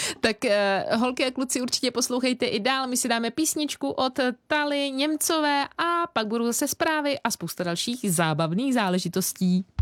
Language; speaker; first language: Czech; native; Czech